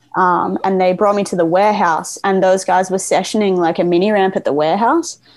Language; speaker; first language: English; native; English